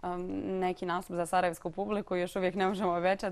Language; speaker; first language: Bosnian; native; Bosnian